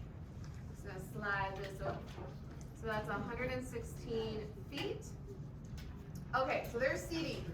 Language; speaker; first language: English; native; English